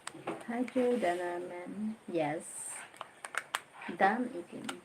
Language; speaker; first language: English; non-native, learner; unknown